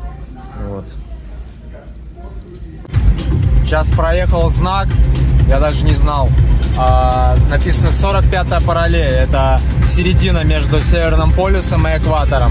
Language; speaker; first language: Russian; native; Russian